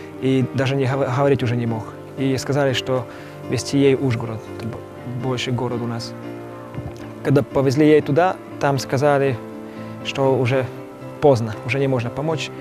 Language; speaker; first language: Russian; non-native, local second language; Romany